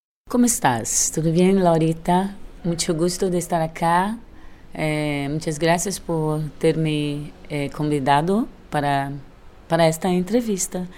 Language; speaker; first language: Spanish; non-native, learner; Portuguese